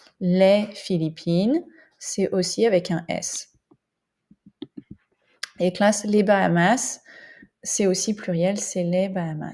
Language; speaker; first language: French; non-native, fluent; English